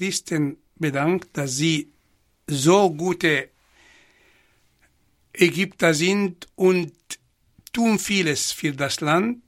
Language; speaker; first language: German; non-native, fluent; Arabic